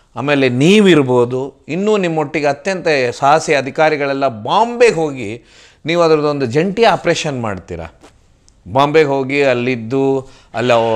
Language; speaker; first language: Kannada; non-native, local second language; Tulu